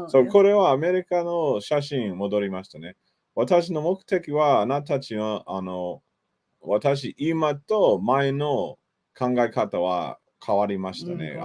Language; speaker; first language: Japanese; non-native, learner; English